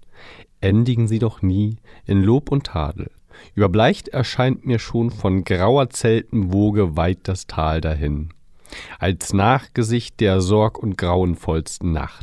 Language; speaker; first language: German; native; German